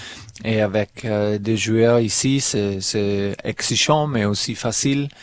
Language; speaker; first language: French; non-native, learner; German